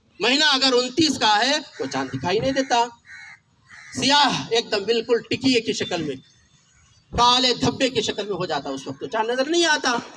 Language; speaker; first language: Urdu; native; Urdu